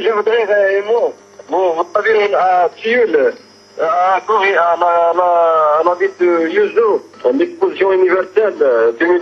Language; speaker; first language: French; non-native, local second language; Arabic